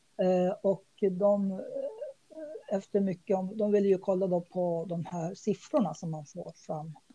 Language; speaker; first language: Swedish; native; Swedish